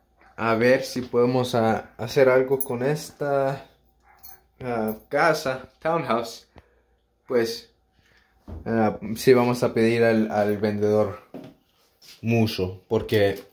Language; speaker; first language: Spanish; early bilingual, heritage; English